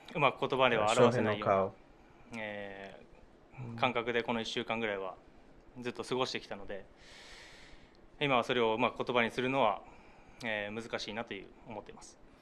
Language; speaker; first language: Japanese; native; Japanese